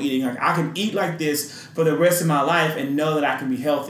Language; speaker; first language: English; native; English